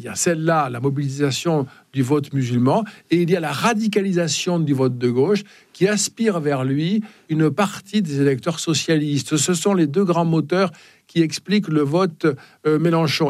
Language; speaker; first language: French; native; French